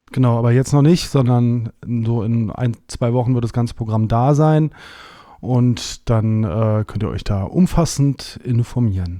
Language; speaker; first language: German; native; German